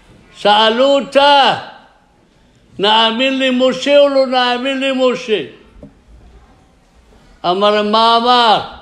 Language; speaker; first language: Hebrew; non-native, fluent; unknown